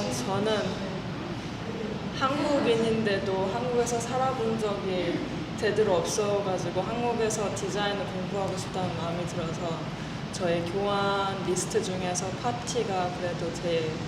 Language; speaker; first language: Korean; early bilingual, heritage; Korean